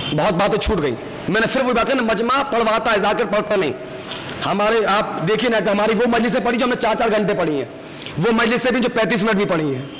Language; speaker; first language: Urdu; native; Urdu